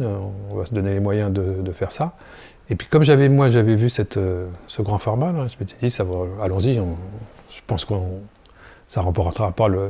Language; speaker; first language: French; native; French